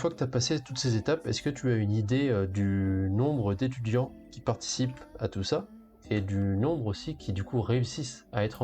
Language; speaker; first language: French; native; French